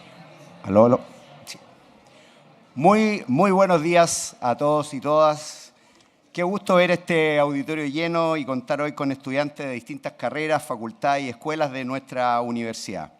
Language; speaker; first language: Spanish; native; Spanish